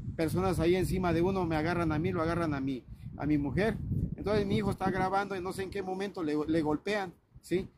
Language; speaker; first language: Spanish; native; Spanish